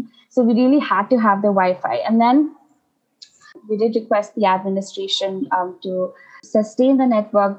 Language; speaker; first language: English; non-native, local second language; Nepali